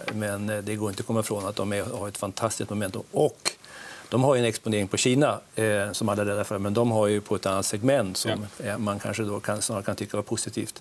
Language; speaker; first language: Swedish; native; Swedish